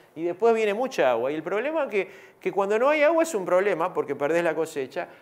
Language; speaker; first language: Spanish; native; Spanish